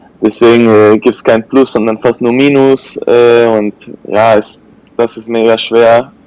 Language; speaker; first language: German; non-native, fluent; Spanish